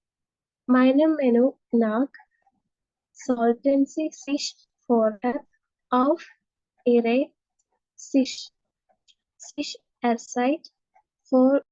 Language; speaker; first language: German; non-native, learner; Malayalam